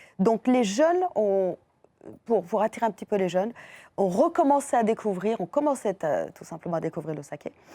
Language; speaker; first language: French; non-native, fluent; Persian